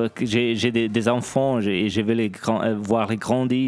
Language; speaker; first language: French; non-native, local second language; Italian